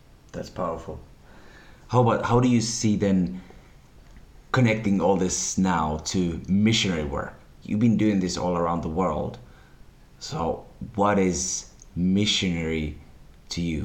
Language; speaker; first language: English; non-native, fluent; Finnish